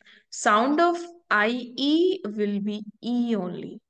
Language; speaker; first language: English; non-native, local second language; Hindi